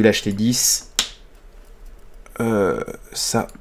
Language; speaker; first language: French; native; French